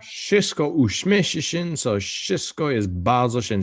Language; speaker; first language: Polish; non-native, learner; English